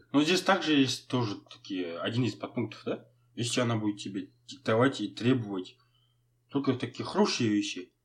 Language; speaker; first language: Russian; non-native, local second language; Kazakh